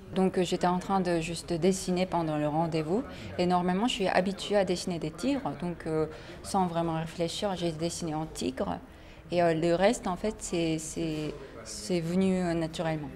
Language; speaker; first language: French; non-native, fluent; Korean